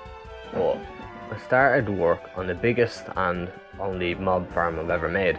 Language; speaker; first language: English; native; English